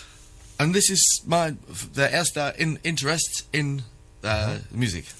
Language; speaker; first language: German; non-native, learner; English